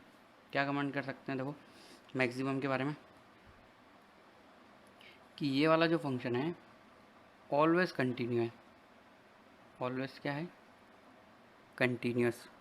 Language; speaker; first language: Hindi; native; Hindi